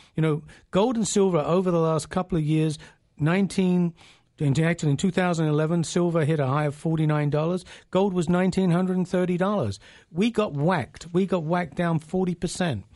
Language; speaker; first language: English; native; English